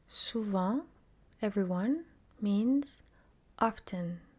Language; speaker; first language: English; non-native, fluent; French